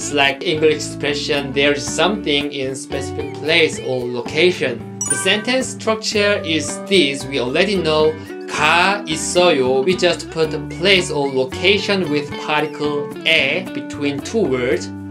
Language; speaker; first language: English; non-native, fluent; Korean